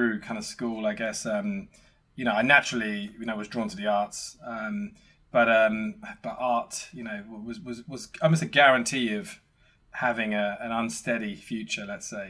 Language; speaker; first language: English; native; English